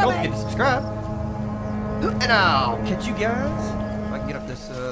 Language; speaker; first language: English; native; English